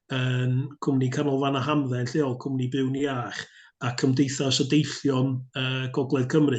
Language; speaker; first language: Welsh; native; Welsh